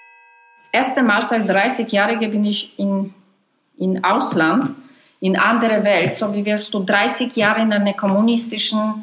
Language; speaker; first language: German; non-native, fluent; Polish